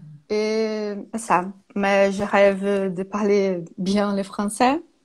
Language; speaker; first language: French; non-native, learner; Portuguese